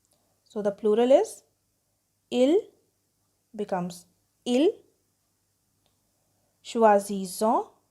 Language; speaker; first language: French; non-native, fluent; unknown